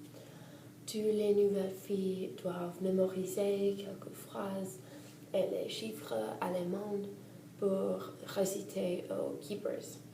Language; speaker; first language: French; non-native, learner; English